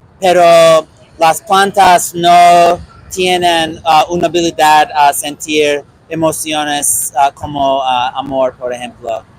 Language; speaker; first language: Spanish; non-native, learner; English